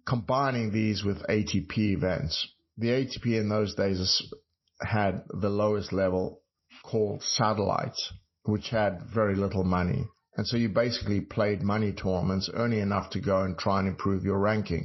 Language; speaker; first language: English; native; English